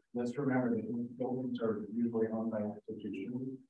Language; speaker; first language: English; native; English